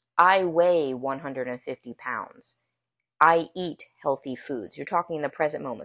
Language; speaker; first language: English; native; English